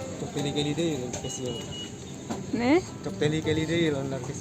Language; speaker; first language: Turkish; non-native, learner; Indonesian